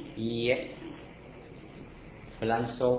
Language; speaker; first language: Japanese; non-native, learner; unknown